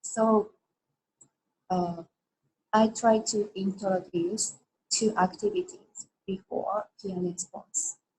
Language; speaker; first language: English; non-native, learner; Japanese